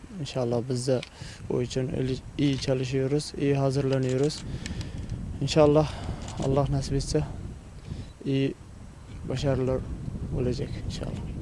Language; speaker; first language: Turkish; non-native, learner; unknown